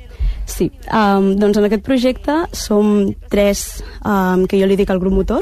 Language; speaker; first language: Catalan; early bilingual, other home language; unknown